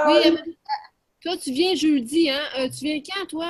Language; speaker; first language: French; native; French